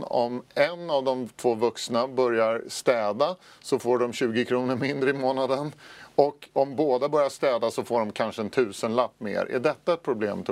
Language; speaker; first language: Swedish; native; Swedish